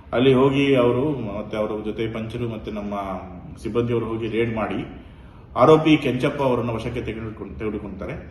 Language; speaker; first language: Kannada; non-native, local second language; Urdu